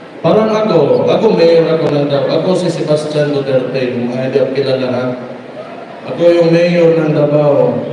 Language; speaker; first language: Filipino; non-native, local second language; Cebuano